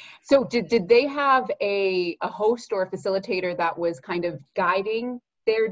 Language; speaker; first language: English; native; English